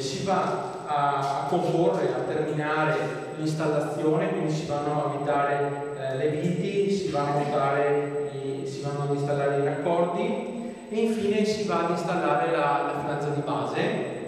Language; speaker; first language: Italian; native; Italian